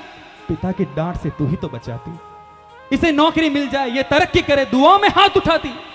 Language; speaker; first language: Hindi; native; Hindi